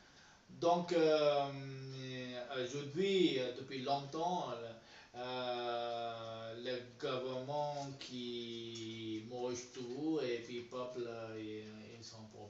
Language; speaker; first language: French; non-native, learner; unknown